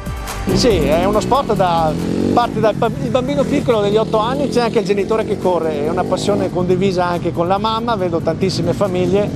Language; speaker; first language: Italian; native; Italian